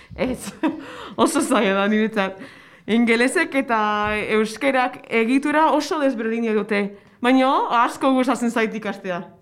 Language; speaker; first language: Basque; non-native, learner; English